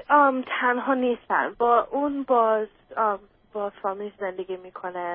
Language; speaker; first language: Persian; early bilingual, other home language; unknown